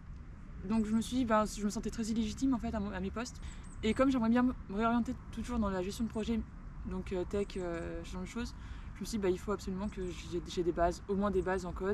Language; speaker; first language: French; native; French